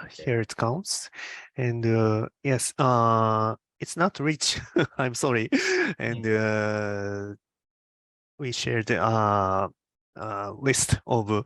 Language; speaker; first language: English; non-native, learner; Japanese